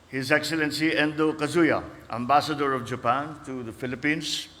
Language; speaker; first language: English; non-native, local second language; Filipino